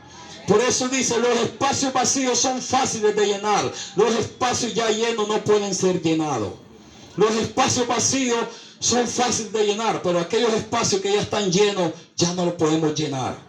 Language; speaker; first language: Spanish; native; Spanish